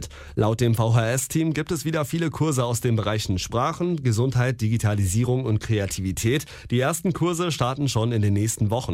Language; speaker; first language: German; native; German